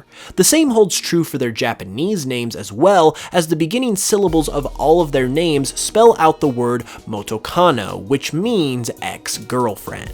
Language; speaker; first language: English; native; English